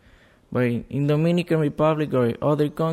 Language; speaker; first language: English; non-native, fluent; Spanish